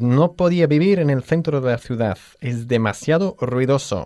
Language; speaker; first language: Spanish; non-native, fluent; English